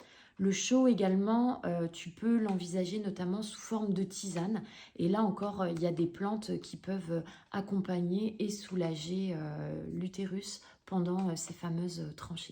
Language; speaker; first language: French; native; French